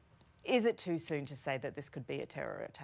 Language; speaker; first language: English; native; English